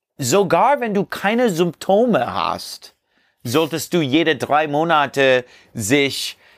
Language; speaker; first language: German; non-native, learner; English